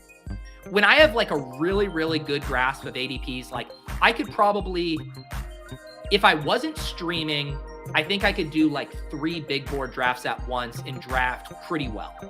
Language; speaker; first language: English; native; English